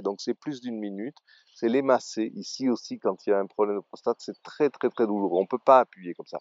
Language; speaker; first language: French; native; French